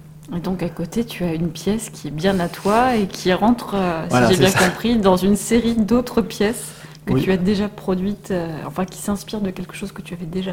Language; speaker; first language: French; native; French